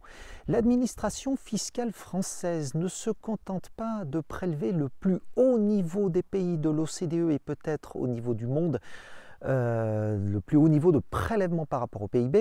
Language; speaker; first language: French; native; French